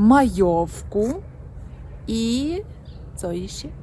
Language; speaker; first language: Polish; non-native, learner; Russian